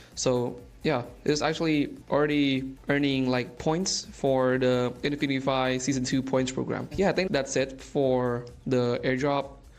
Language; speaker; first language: English; non-native, fluent; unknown